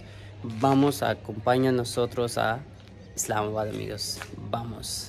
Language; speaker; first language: Spanish; non-native, learner; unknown